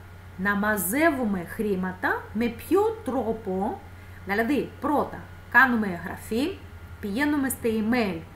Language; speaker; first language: Greek; non-native, fluent; Russian